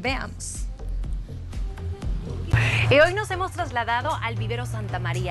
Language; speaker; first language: Spanish; native; Spanish